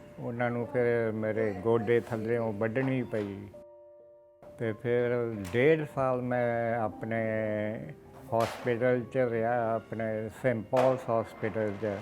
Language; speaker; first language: Punjabi; early bilingual, heritage; Punjabi